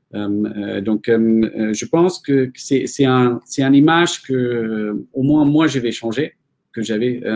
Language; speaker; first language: French; non-native, fluent; German